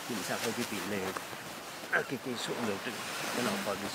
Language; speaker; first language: Vietnamese; native; Vietnamese